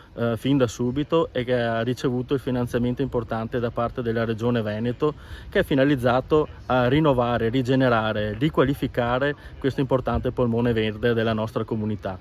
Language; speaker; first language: Italian; native; Italian